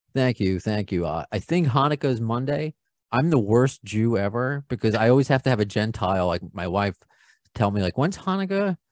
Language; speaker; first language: English; native; English